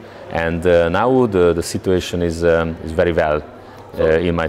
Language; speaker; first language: English; non-native, learner; Hungarian